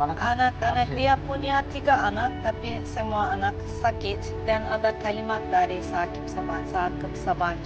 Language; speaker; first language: Indonesian; non-native, learner; Turkish